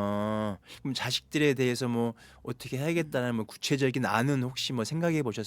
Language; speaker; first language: Korean; native; Korean